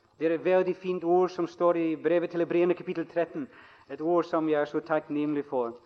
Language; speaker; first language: Norwegian; non-native, fluent; English